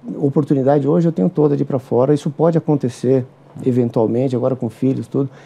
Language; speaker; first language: Portuguese; native; Portuguese